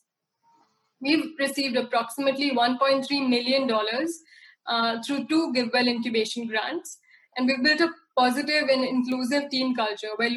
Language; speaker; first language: English; non-native, local second language; Hindi